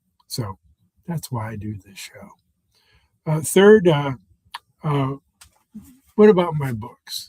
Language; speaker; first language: English; native; English